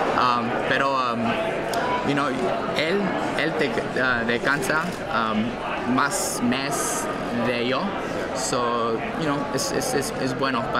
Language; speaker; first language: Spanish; early bilingual, heritage; English